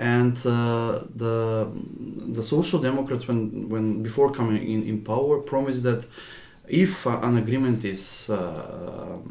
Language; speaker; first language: English; non-native, fluent; Macedonian